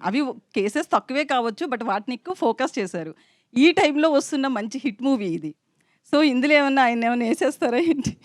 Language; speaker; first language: Telugu; native; Telugu